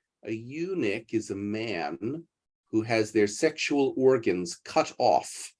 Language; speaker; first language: English; native; English